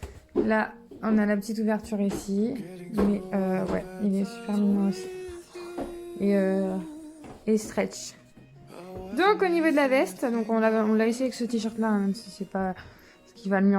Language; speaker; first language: French; native; French